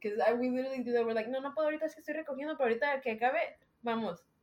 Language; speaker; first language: Spanish; early bilingual, heritage; Spanish